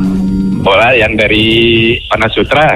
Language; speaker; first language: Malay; non-native, local second language; Sundanese